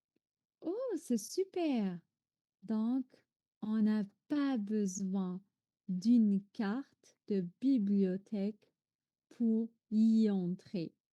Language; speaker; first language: French; non-native, fluent; Arabic